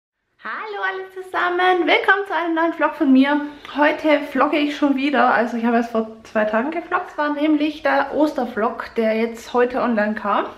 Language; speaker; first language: German; native; German